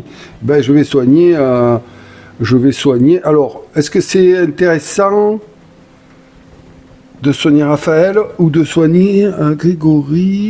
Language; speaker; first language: French; native; French